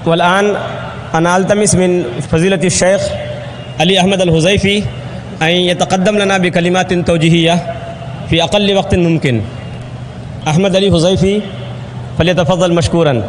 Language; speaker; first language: Arabic; non-native, fluent; Urdu